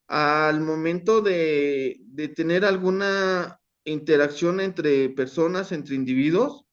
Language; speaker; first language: Spanish; native; Spanish